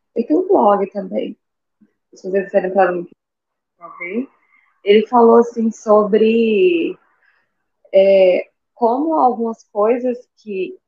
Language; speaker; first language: Portuguese; native; Portuguese